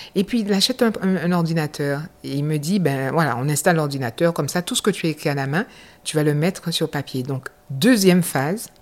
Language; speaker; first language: French; native; French